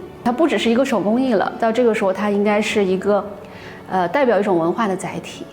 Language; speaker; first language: Chinese; native; Chinese